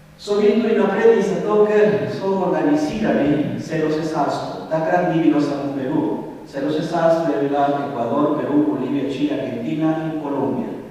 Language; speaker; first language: Slovenian; non-native, fluent; Spanish